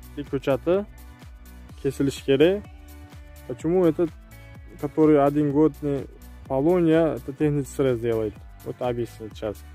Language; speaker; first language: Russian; non-native, local second language; Uzbek